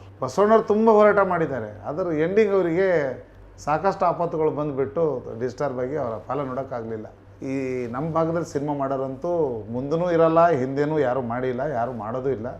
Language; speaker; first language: Kannada; native; Kannada